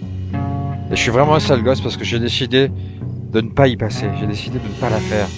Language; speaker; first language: French; native; French